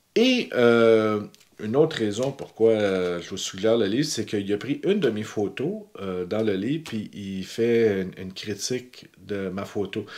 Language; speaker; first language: French; native; French